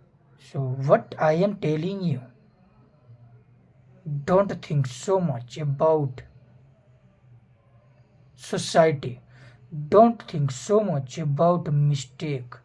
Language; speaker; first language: English; non-native, fluent; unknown